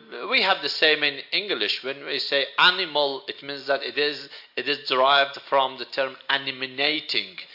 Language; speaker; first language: English; non-native, fluent; Persian